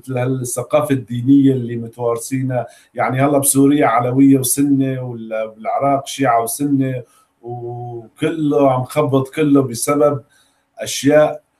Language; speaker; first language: Arabic; native; Arabic